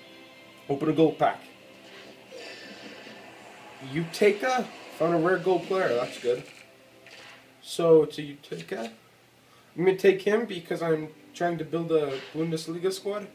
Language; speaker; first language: English; native; English